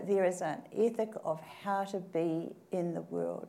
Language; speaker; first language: English; native; English